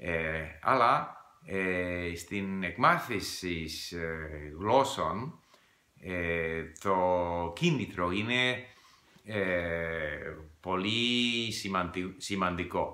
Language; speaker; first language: Greek; non-native, learner; English